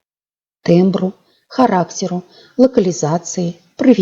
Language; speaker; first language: Russian; native; Russian